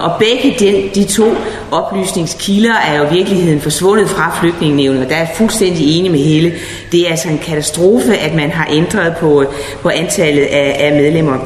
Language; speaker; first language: Danish; native; Danish